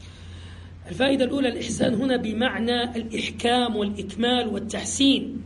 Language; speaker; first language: Arabic; native; Arabic